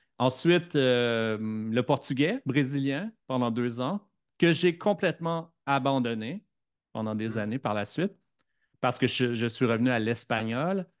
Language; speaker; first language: French; native; French